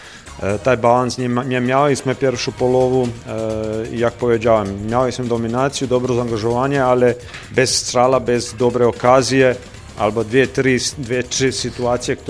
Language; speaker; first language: Polish; non-native, learner; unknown